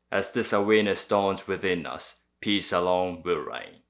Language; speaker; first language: English; early bilingual, other home language; Japanese